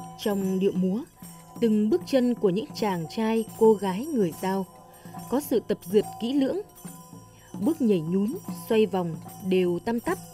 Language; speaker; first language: Vietnamese; native; Vietnamese